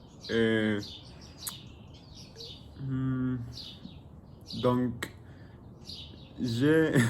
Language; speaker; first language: French; non-native, learner; Spanish